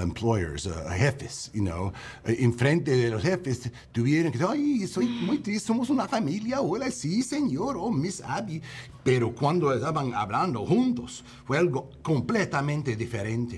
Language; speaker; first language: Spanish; early bilingual, heritage; English